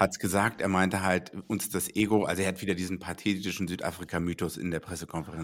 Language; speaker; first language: German; native; German